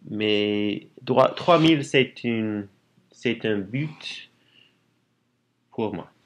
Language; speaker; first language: French; non-native, learner; English